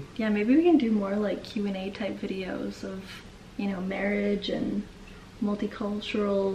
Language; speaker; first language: English; native; English